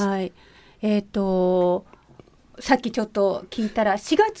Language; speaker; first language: Japanese; native; Japanese